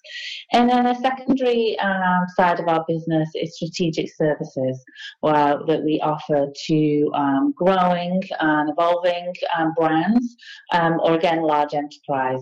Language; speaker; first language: English; native; English